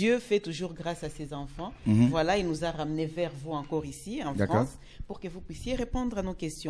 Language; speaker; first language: French; non-native, local second language; Lingala